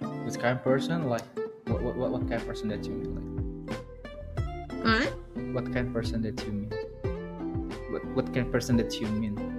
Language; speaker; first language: English; non-native, learner; Indonesian